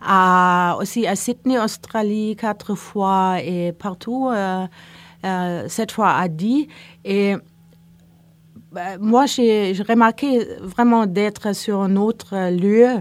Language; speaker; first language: French; non-native, learner; Norwegian